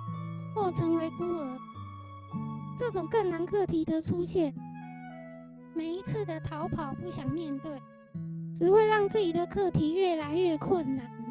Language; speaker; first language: Chinese; native; Chinese